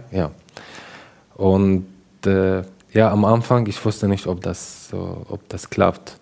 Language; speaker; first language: German; non-native, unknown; Arabic